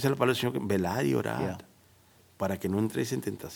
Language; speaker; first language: Spanish; native; Spanish